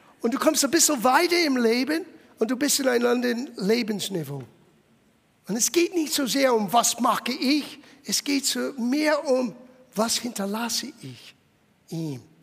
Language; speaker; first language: German; non-native, fluent; English